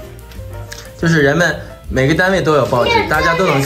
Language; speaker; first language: Russian; non-native, learner; Chinese